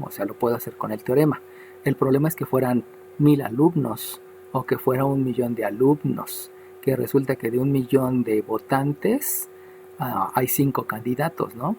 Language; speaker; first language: Spanish; native; Spanish